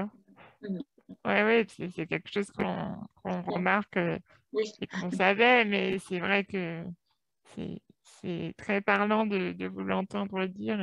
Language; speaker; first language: French; native; French